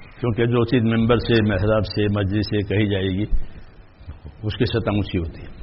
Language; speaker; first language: Urdu; non-native, local second language; Gujarati